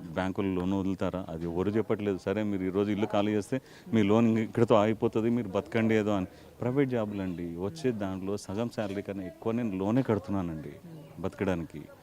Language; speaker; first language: Telugu; native; Telugu